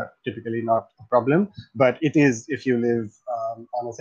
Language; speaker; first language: English; non-native, local second language; Bangla